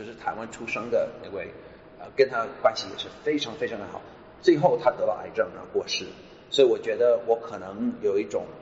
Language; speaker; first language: Chinese; non-native, fluent; English